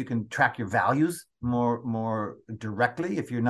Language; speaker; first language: English; native; English